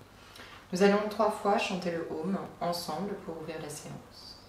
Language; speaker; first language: French; native; French